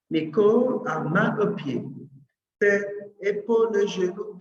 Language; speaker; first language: French; non-native, fluent; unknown